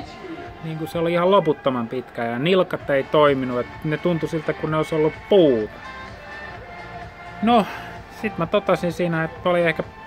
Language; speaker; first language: Finnish; native; Finnish